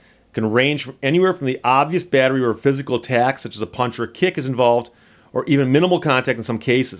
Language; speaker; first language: English; native; English